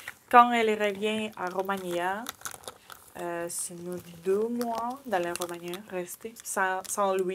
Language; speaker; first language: French; non-native, learner; Ukrainian